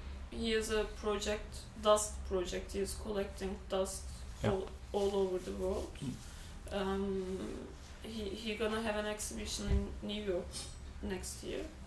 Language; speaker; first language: English; non-native, fluent; Turkish